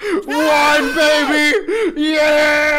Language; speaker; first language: English; native; English